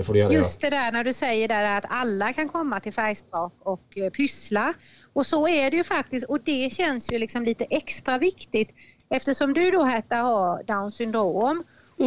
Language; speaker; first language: Swedish; native; Swedish